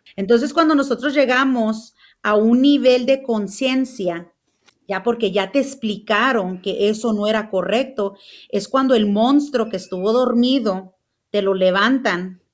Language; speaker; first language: Spanish; early bilingual, heritage; Spanish